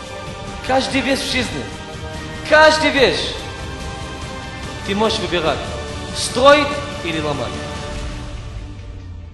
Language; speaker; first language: Russian; non-native, fluent; Hebrew